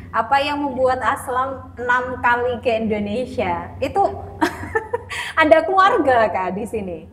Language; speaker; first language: Indonesian; native; Indonesian